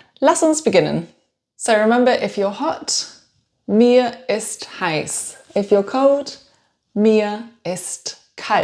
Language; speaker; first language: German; non-native, fluent; English